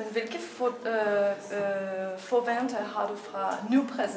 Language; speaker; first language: Danish; non-native, fluent; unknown